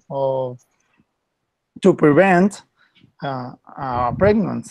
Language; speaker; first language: English; non-native, learner; Spanish